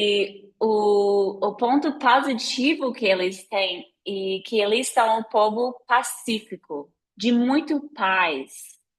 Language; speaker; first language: Portuguese; non-native, fluent; English